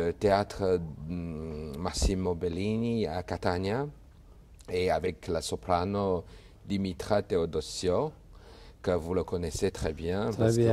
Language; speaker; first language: French; non-native, fluent; Chinese